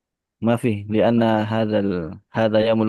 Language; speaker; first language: Arabic; non-native, learner; Indonesian